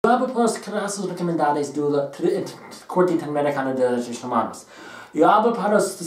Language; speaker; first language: Spanish; non-native, learner; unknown